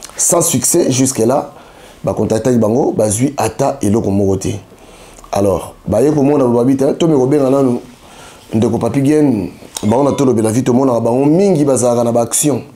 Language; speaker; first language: Lingala; native; Lingala